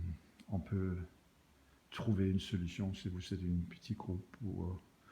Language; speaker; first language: French; non-native, learner; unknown